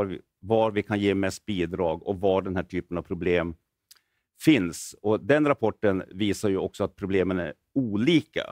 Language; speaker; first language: Swedish; native; Swedish